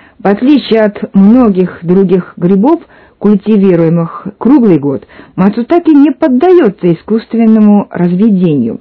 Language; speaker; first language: Russian; non-native, fluent; Japanese